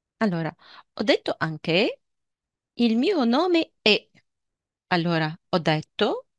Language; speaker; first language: Italian; non-native, fluent; Arabic